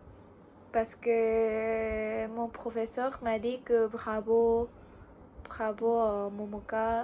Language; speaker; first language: French; non-native, learner; Japanese